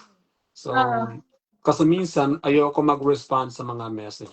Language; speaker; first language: Filipino; non-native, learner; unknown